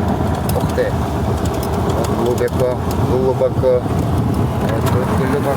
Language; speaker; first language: Russian; native; Russian